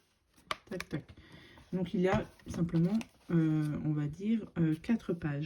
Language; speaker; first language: French; native; French